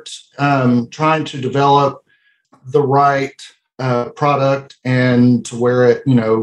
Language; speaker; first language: English; native; English